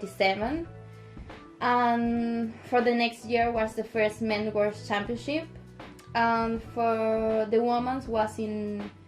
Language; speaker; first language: English; non-native, local second language; Spanish